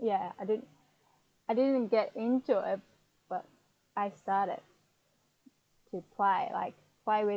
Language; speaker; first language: English; non-native, fluent; Japanese